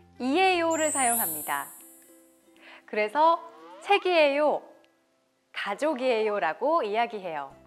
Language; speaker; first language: Korean; native; Korean